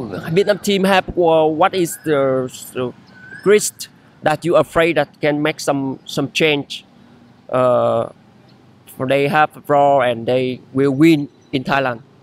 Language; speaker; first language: English; non-native, learner; Vietnamese